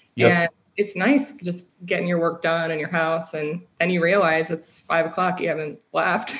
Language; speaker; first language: English; native; English